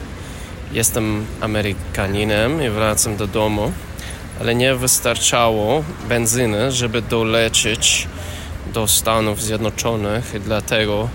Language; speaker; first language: Polish; non-native, learner; English